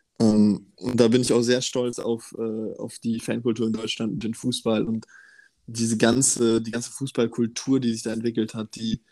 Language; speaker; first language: German; native; German